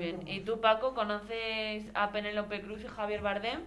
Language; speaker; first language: Spanish; native; Spanish